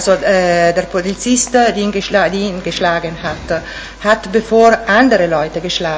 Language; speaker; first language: German; non-native, fluent; Italian